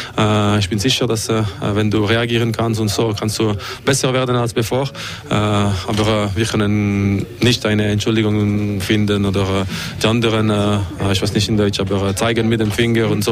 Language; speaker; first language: German; non-native, fluent; French